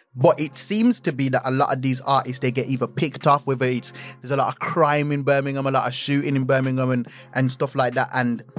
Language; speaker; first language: English; native; English